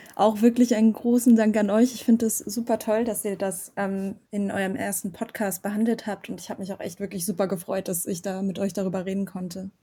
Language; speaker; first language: German; early bilingual, other home language; Armenian